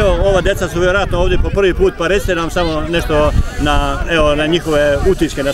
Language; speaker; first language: Serbian; native; Serbian